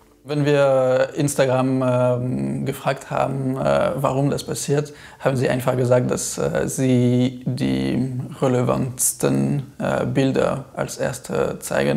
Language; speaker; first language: German; non-native, fluent; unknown